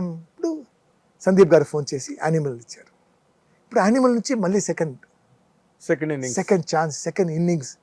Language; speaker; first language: Telugu; non-native, fluent; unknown